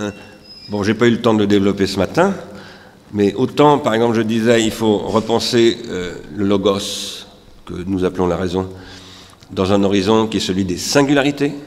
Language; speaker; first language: French; native; French